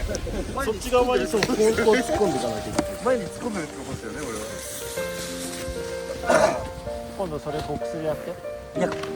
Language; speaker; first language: Japanese; native; Japanese